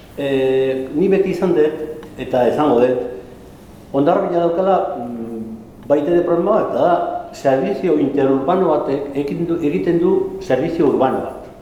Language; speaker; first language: Basque; non-native, local second language; Spanish